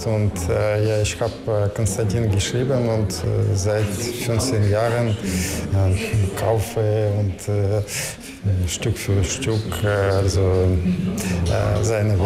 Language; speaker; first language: German; non-native, learner; Russian